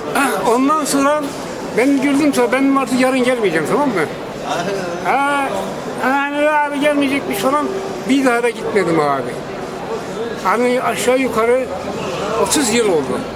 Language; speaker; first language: Turkish; native; Turkish